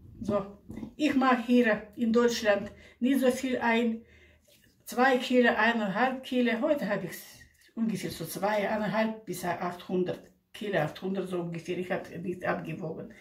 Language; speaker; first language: German; non-native, local second language; Russian